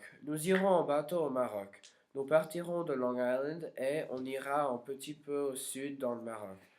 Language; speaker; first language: French; non-native, learner; English